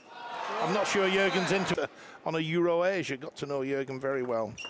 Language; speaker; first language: English; native; English